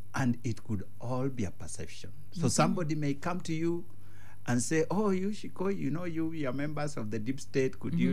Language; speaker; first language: English; non-native, local second language; Luo (Kenya and Tanzania)